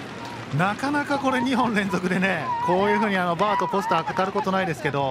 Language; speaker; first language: Japanese; native; Japanese